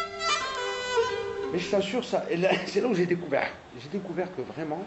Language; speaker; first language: French; non-native, local second language; Kabyle